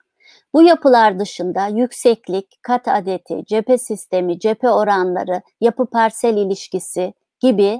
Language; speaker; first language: Turkish; native; Turkish